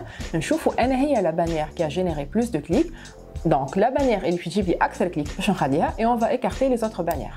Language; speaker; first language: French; non-native, local second language; Arabic